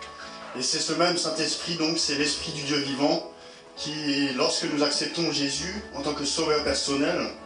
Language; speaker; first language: French; native; French